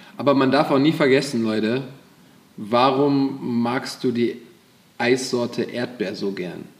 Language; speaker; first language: German; native; German